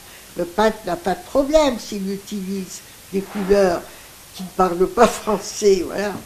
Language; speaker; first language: French; non-native, local second language; Greek